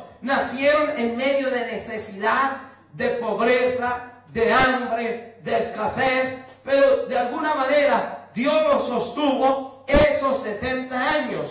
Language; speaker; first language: Spanish; native; Spanish